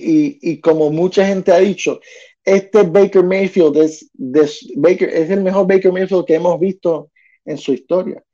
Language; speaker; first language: Spanish; early bilingual, heritage; Spanish